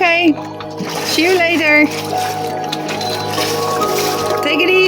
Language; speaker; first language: English; non-native, fluent; Dutch